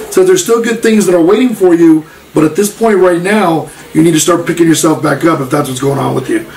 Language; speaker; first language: English; early bilingual, other home language; Spanish